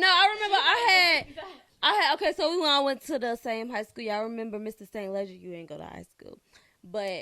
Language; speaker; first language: English; native; English